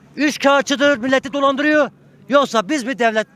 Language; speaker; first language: Turkish; native; Turkish